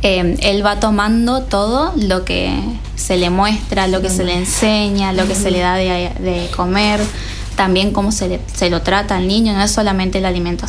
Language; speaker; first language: Spanish; native; Spanish